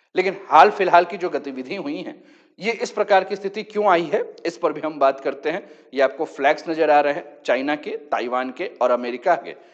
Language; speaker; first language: Hindi; native; Hindi